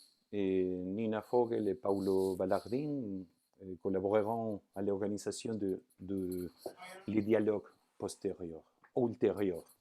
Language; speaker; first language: French; non-native, fluent; Spanish